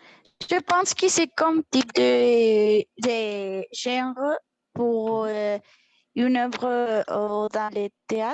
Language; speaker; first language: French; non-native, learner; Spanish